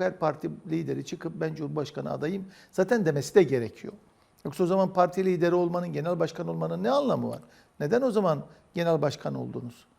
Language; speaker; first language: Turkish; native; Turkish